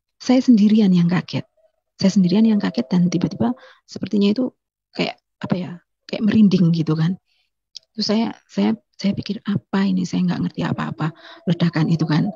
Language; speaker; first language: Indonesian; native; Indonesian